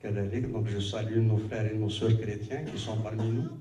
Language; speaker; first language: French; non-native, local second language; Arabic